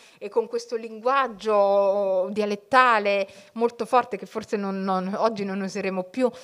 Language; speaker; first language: Italian; early bilingual, other home language; Somali